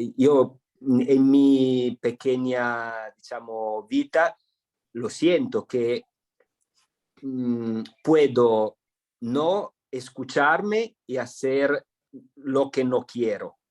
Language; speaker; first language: Spanish; non-native, fluent; Italian